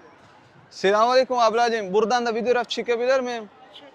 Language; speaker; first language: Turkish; non-native, learner; Urdu